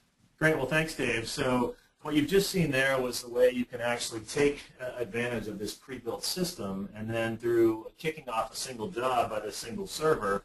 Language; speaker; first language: English; native; English